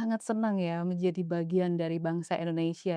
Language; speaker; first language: Indonesian; native; Indonesian